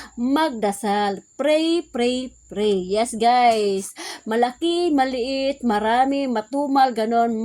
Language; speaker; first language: Filipino; non-native, local second language; Cebuano